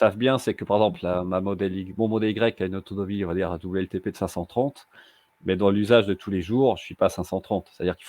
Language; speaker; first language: French; native; French